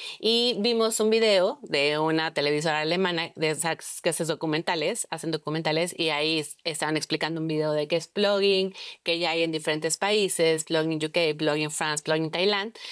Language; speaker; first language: Spanish; native; Spanish